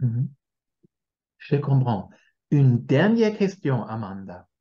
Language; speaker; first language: French; non-native, fluent; German